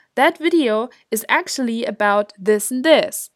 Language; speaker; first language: English; non-native, fluent; German